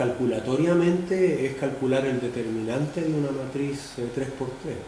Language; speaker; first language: Spanish; native; Spanish